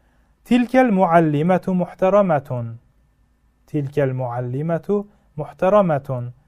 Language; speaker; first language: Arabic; non-native, fluent; Uzbek